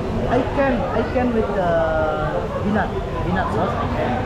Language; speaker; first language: English; non-native, learner; Indonesian